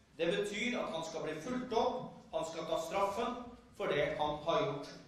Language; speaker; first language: Norwegian; native; Norwegian